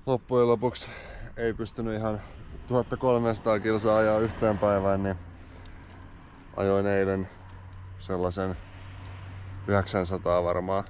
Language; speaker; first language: Finnish; native; Finnish